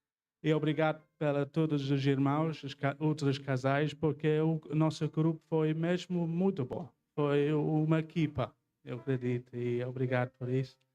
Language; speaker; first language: Portuguese; non-native, fluent; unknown